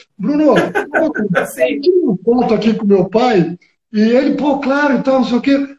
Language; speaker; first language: Portuguese; early bilingual, other home language; Spanish